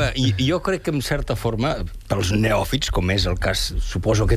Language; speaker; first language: Catalan; native; Catalan